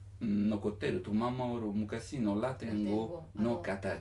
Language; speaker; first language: Japanese; non-native, learner; Italian